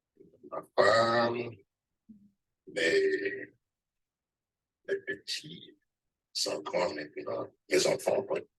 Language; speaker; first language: French; non-native, learner; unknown